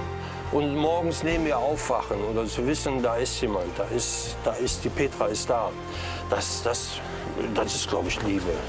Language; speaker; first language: German; native; German